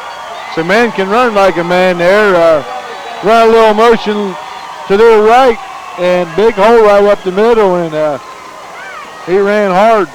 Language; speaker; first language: English; native; English